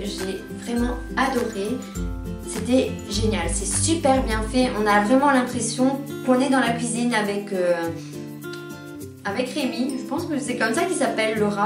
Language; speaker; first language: French; native; French